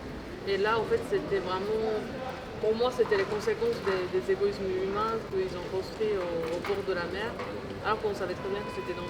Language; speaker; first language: French; non-native, fluent; Japanese